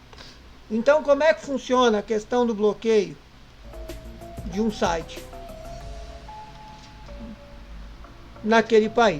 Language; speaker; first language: Portuguese; native; Portuguese